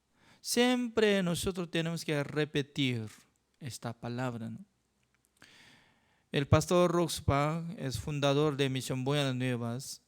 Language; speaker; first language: Spanish; non-native, learner; Korean